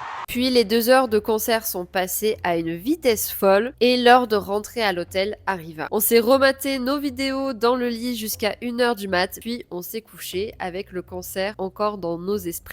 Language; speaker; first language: French; native; French